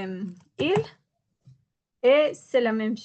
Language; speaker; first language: French; non-native, learner; Spanish